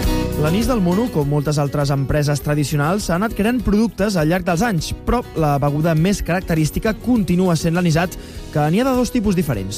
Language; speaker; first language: Catalan; native; Catalan